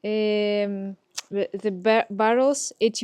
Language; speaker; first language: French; non-native, learner; Russian